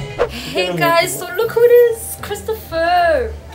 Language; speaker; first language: English; early bilingual, other home language; Spanish